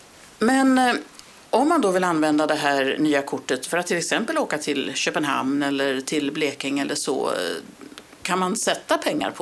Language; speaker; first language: Swedish; native; Swedish